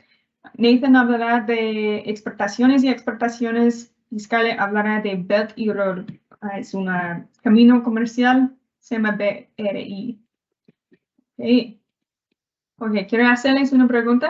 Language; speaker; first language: Spanish; non-native, learner; English